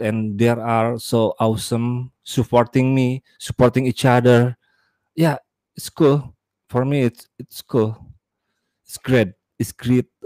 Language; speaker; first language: English; non-native, learner; Indonesian